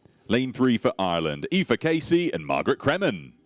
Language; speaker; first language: English; native; English